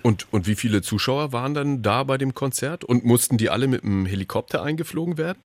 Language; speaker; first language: German; native; German